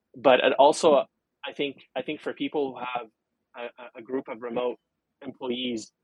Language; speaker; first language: English; non-native, fluent; Arabic